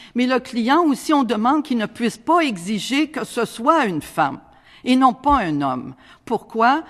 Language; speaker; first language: French; native; French